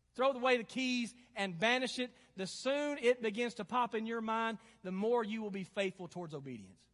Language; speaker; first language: English; native; English